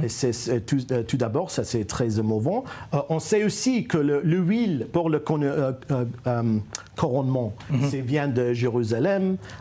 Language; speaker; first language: French; non-native, fluent; English